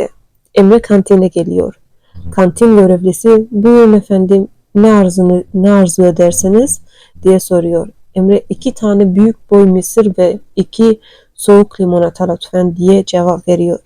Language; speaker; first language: Turkish; non-native, learner; Turkmen